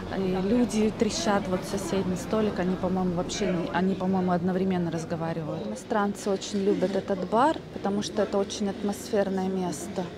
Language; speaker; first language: Russian; native; Russian